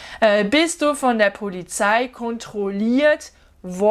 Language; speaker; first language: German; non-native, fluent; French